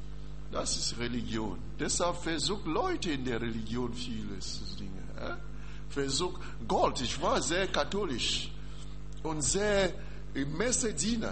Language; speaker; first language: German; non-native, learner; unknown